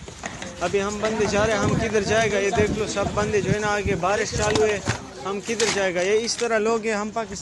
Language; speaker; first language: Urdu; non-native, local second language; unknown